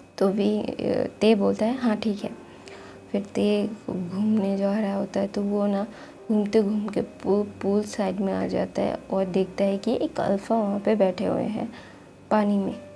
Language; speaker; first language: Hindi; non-native, local second language; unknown